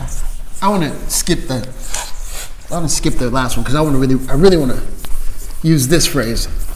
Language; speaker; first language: English; native; English